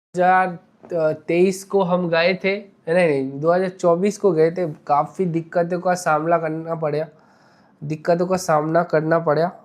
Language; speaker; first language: Hindi; non-native, local second language; Bangla